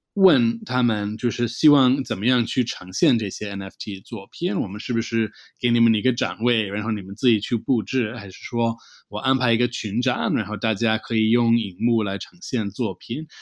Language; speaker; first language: Chinese; non-native, fluent; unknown